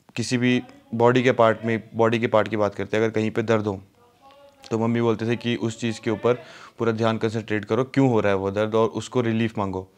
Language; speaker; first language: Hindi; native; Hindi